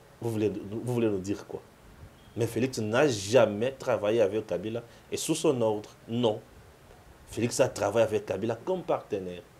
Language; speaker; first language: French; non-native, local second language; Lingala